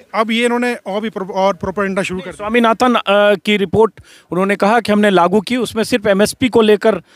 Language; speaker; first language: Hindi; native; Hindi